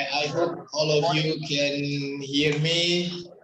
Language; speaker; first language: English; non-native, fluent; Indonesian